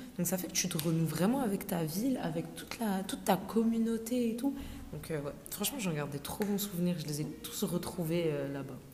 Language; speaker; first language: French; native; French